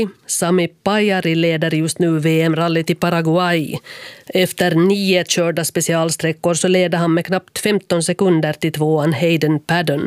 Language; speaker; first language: Swedish; native; Swedish